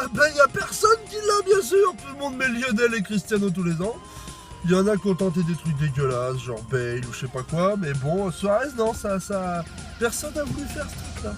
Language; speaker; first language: French; native; French